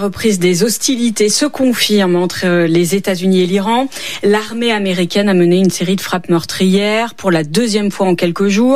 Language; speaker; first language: French; native; French